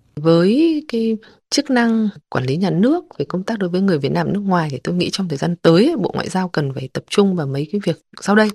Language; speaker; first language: Vietnamese; native; Vietnamese